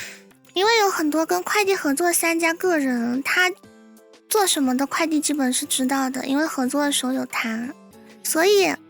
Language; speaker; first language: Chinese; native; Chinese